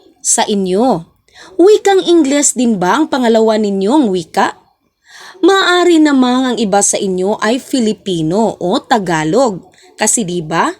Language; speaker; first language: Filipino; non-native, local second language; Cebuano